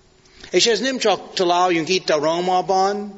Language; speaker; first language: Hungarian; non-native, fluent; English